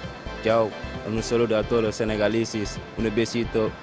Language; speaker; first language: Spanish; non-native, learner; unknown